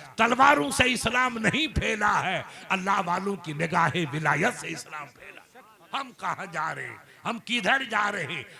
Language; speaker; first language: Urdu; non-native, local second language; Sindhi